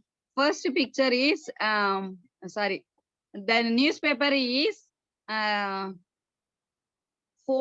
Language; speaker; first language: English; non-native, learner; Tamil